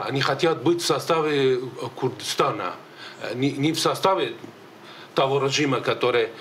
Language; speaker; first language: Russian; native; Russian